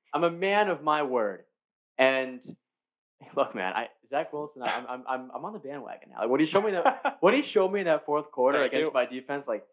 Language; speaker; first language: English; native; English